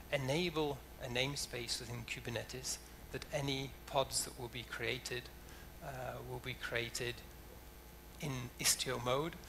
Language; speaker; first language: English; native; English